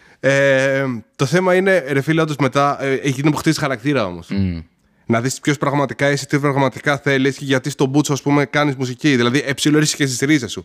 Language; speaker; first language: Greek; early bilingual, heritage; Greek